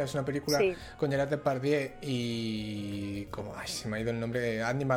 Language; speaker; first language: Spanish; native; Spanish